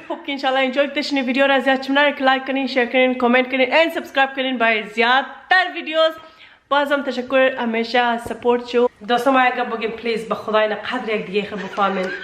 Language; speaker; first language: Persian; early bilingual, heritage; Persian